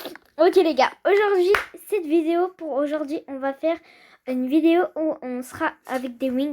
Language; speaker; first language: French; native; French